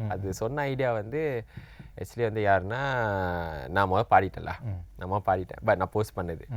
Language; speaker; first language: Tamil; non-native, local second language; Malay